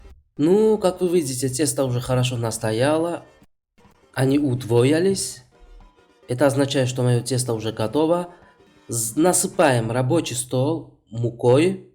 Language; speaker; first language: Russian; non-native, fluent; Georgian